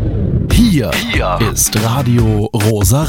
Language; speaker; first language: German; native; German